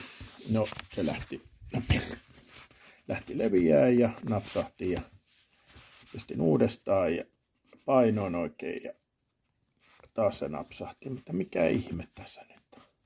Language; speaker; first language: Finnish; native; Finnish